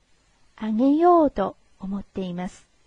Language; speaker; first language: Japanese; non-native, fluent; Chinese